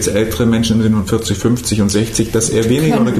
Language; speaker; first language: German; native; German